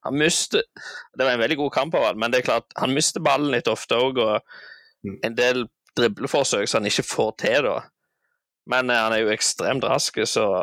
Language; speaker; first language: Norwegian; native; Norwegian